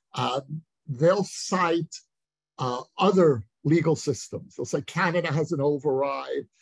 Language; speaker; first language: English; native; English